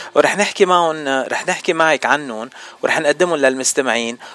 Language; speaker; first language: Arabic; native; Arabic